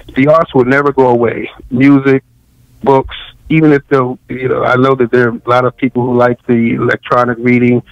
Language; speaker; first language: English; native; English